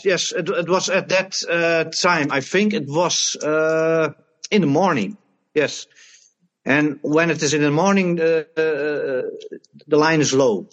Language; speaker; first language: English; non-native, learner; Dutch